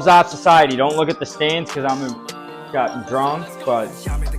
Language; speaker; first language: English; native; English